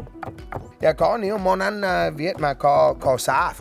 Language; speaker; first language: Vietnamese; non-native, learner; English